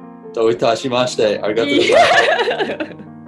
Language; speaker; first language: Japanese; non-native, learner; English